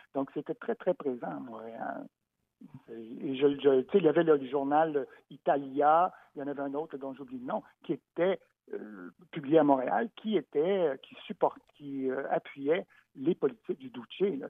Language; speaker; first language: French; native; French